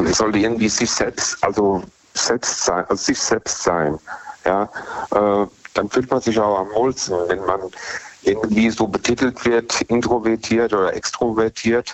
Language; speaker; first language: German; native; German